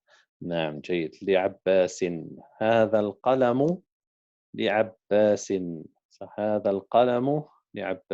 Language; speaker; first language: Arabic; non-native, fluent; English